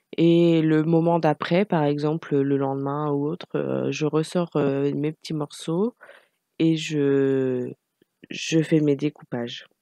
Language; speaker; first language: French; native; French